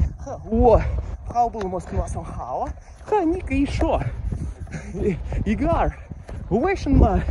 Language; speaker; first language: Chinese; non-native, learner; Russian